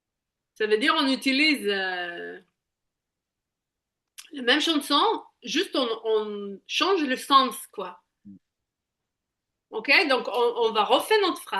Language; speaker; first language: French; native; French